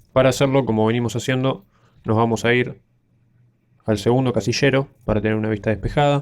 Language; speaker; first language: Spanish; native; Spanish